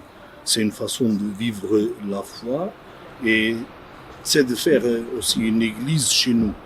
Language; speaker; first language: French; non-native, fluent; Portuguese